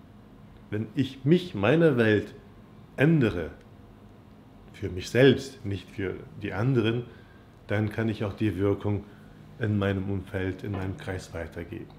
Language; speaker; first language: German; non-native, fluent; Turkish